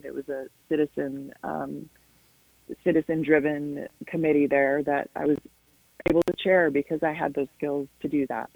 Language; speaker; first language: English; native; English